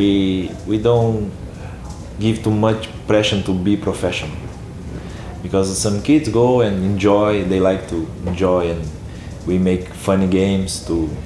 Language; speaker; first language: English; non-native, learner; Portuguese